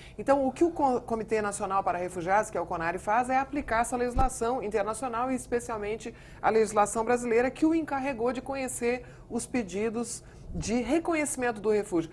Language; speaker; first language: Portuguese; native; Portuguese